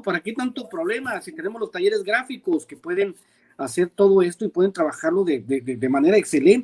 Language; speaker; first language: Spanish; native; Spanish